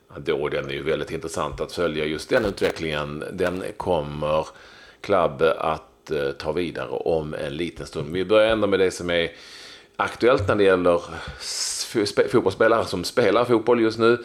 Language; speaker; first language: Swedish; native; Swedish